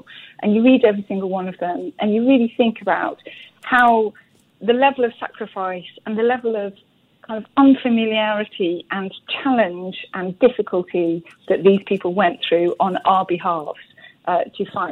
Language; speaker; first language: English; native; English